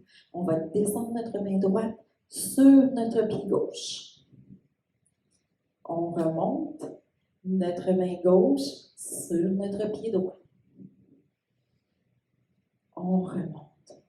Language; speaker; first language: French; native; French